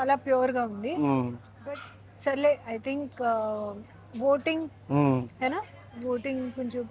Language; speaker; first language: Telugu; non-native, learner; Hindi